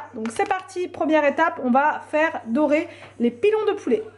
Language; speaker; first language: French; native; French